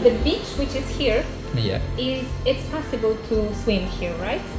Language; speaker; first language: English; non-native, fluent; Polish